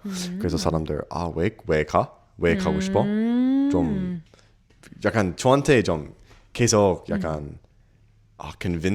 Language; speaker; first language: Korean; non-native, learner; English